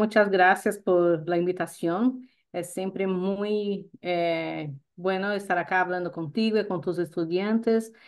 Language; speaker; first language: Spanish; non-native, fluent; Portuguese